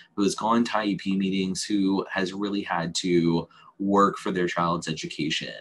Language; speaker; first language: English; native; English